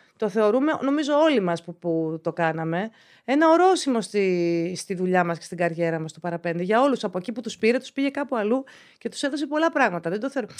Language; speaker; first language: Greek; native; Greek